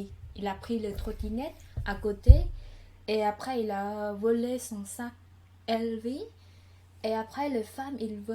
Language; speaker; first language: French; non-native, learner; Khmer